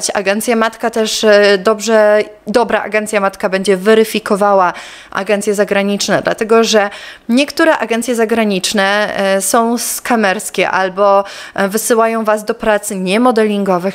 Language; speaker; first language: Polish; native; Polish